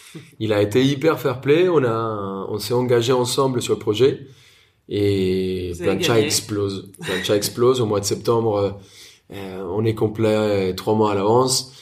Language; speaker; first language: French; non-native, fluent; Spanish